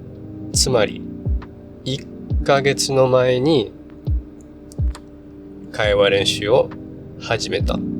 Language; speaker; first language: Japanese; non-native, learner; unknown